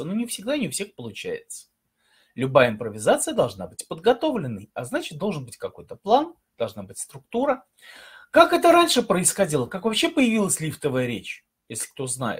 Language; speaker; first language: Russian; native; Russian